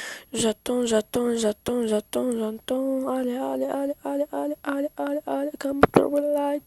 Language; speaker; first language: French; non-native, learner; Arabic